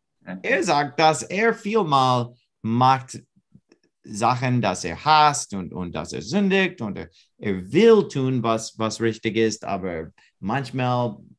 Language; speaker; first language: German; non-native, learner; English